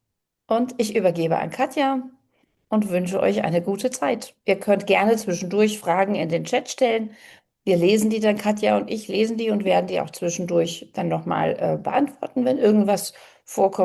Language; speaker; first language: German; native; German